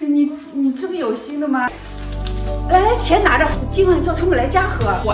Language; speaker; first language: Chinese; native; Chinese